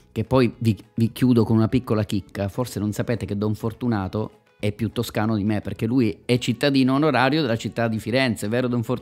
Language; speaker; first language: Italian; native; Italian